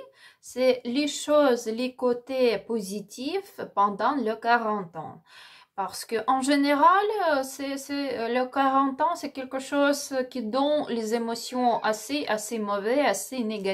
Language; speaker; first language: French; non-native, learner; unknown